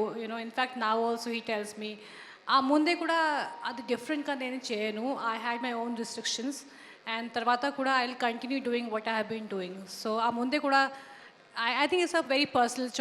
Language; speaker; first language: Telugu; non-native, fluent; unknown